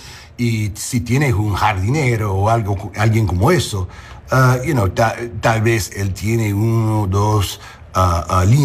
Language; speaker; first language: Spanish; non-native, learner; English